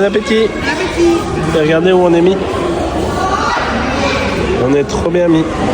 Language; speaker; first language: French; native; French